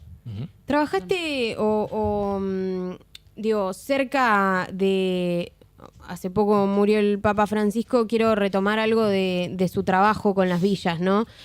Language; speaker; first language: Spanish; native; Spanish